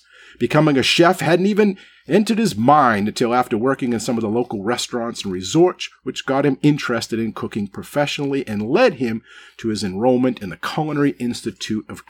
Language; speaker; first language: English; native; English